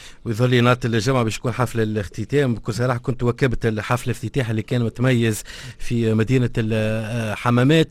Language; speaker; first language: Arabic; native; Arabic